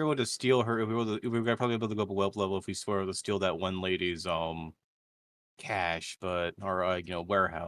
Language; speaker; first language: English; native; English